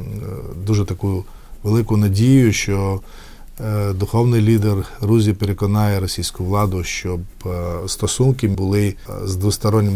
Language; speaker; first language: Ukrainian; non-native, fluent; Georgian